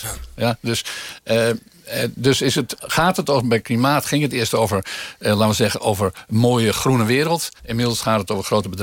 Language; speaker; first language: Dutch; native; Dutch